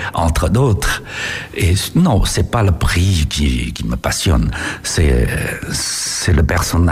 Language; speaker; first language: French; non-native, fluent; Chinese